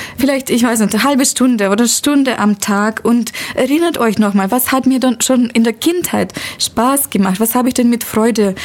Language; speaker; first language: German; non-native, fluent; Russian